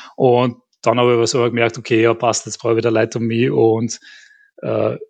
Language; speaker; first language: German; native; German